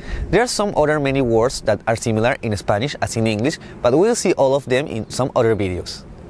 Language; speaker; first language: English; non-native, fluent; Spanish